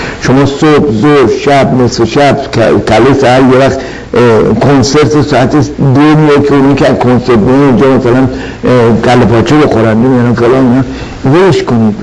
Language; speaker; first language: Persian; native; Persian